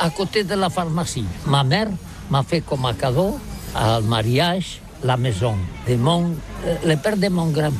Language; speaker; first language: French; non-native, local second language; Catalan